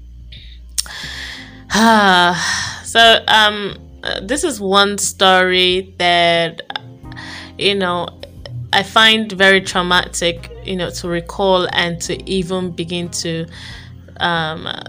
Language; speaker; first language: English; non-native, local second language; Igbo